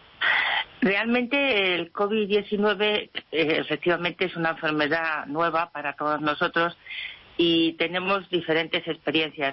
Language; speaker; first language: Spanish; native; Spanish